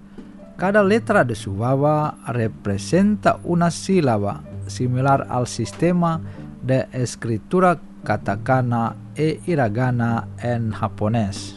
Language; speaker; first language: Spanish; non-native, fluent; Indonesian